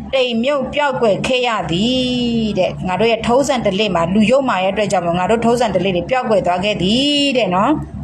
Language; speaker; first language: Burmese; non-native, local second language; S'gaw Karen